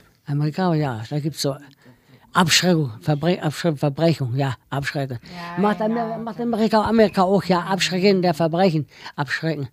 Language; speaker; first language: German; non-native, learner; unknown